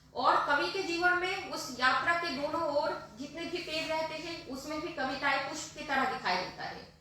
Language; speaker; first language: Hindi; non-native, local second language; Bangla